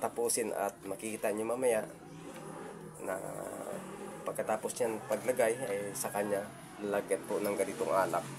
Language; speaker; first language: Filipino; native; Filipino